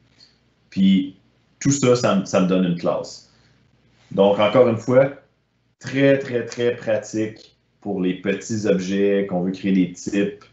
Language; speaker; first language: French; native; French